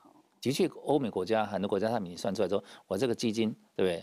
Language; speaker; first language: Chinese; native; Chinese